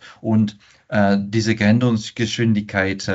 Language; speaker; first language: German; non-native, fluent; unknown